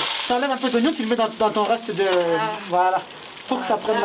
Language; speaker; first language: French; native; French